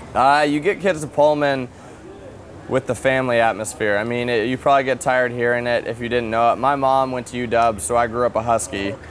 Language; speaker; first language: English; native; English